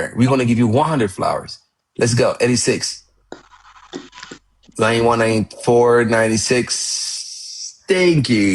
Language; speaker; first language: English; non-native, fluent; Amharic